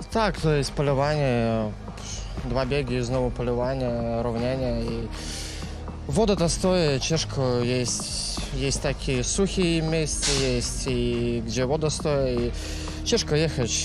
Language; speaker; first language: Polish; non-native, learner; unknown